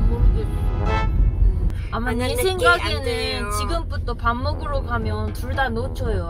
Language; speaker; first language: Korean; non-native, learner; Japanese